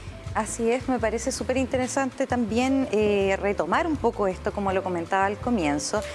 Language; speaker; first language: Spanish; native; Spanish